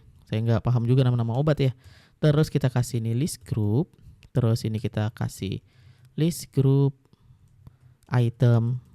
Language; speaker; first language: Indonesian; native; Indonesian